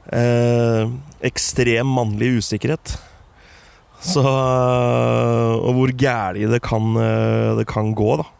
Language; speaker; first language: Norwegian; native; Norwegian